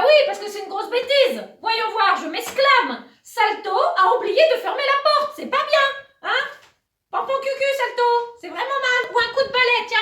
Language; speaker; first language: French; native; French